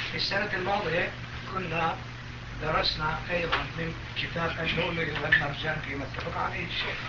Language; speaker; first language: Arabic; non-native, fluent; Turkish